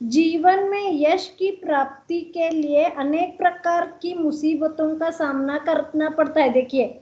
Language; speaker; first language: Hindi; non-native, local second language; Kannada